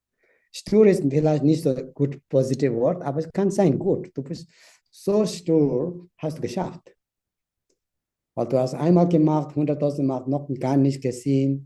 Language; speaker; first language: German; non-native, learner; Tibetan